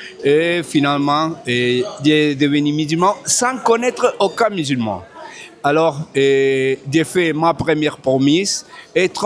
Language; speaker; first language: French; non-native, fluent; Spanish